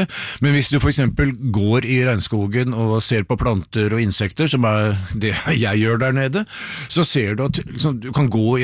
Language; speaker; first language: Norwegian; native; Norwegian